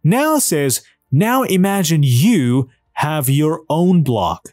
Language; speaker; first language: English; non-native, fluent; Persian